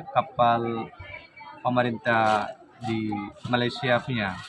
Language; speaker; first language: Indonesian; non-native, learner; Rohingya